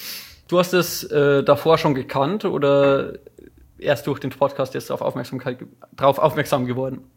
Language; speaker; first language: German; native; German